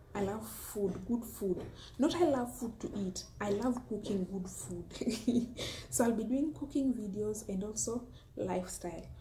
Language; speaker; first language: English; non-native, local second language; Luo (Kenya and Tanzania)